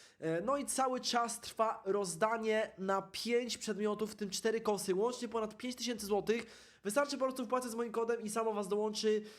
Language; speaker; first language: Polish; native; Polish